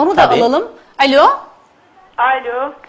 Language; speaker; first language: Turkish; native; Turkish